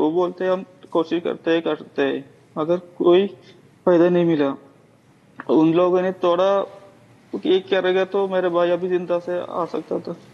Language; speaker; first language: Hindi; non-native, local second language; Malayalam